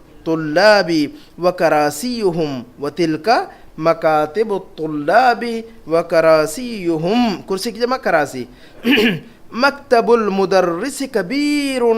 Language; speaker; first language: Arabic; non-native, fluent; Urdu